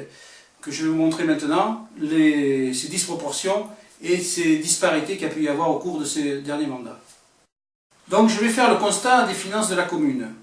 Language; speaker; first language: French; native; French